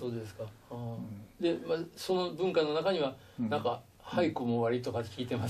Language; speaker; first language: Japanese; native; Japanese